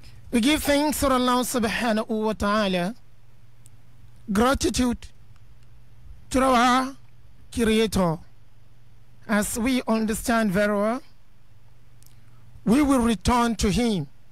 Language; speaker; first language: English; non-native, local second language; Yoruba